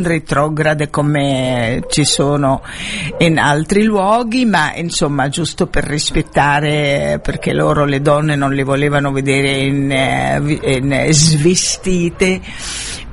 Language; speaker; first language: Italian; non-native, fluent; Arabic